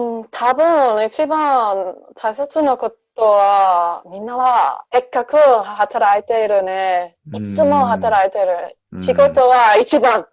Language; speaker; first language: Japanese; non-native, learner; Danish